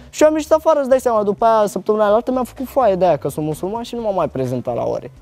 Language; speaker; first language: Romanian; early bilingual, other home language; Arabic